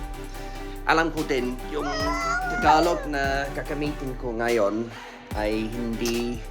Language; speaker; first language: Filipino; non-native, learner; English